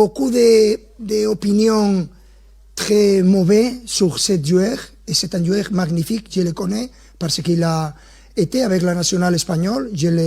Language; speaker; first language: French; non-native, fluent; Spanish